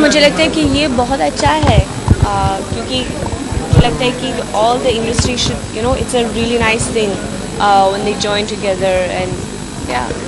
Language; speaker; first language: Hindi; non-native, learner; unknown